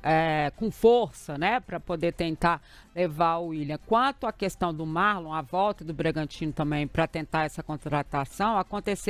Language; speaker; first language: Portuguese; native; Portuguese